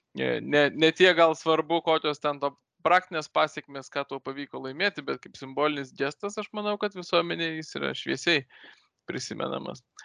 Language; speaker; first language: Lithuanian; native; Lithuanian